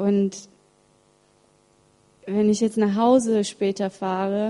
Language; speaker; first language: German; early bilingual, other home language; Russian